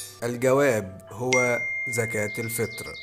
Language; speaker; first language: Arabic; native; Arabic